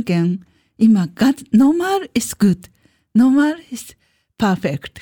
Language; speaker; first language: German; non-native, learner; Japanese